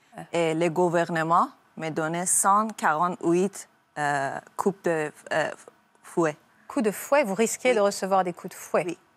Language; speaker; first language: French; non-native, learner; Persian